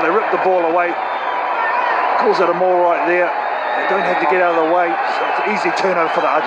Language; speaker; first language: English; native; English